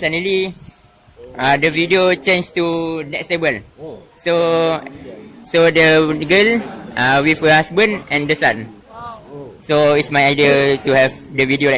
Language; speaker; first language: English; non-native, fluent; Malay